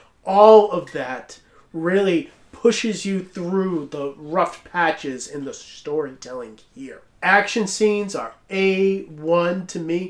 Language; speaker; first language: English; native; English